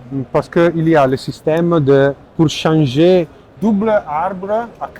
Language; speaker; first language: French; non-native, learner; Italian